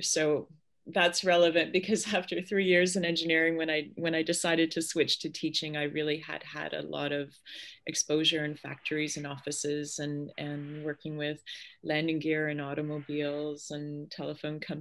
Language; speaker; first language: English; early bilingual, other home language; Polish